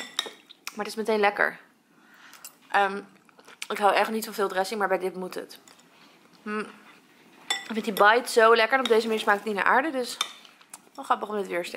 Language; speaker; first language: Dutch; native; Dutch